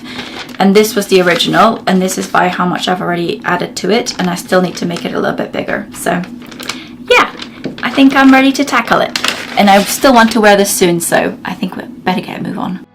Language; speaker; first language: English; native; English